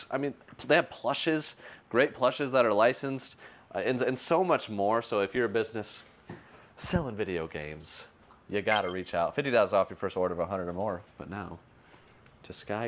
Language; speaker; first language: English; native; English